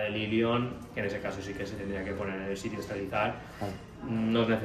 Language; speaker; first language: Spanish; native; Spanish